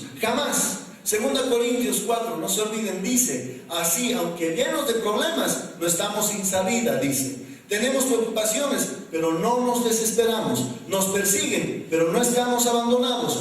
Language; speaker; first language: Spanish; native; Spanish